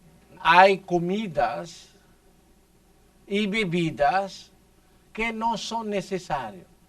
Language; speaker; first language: Spanish; non-native, learner; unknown